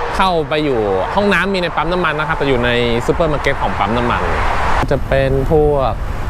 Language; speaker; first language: Thai; native; Thai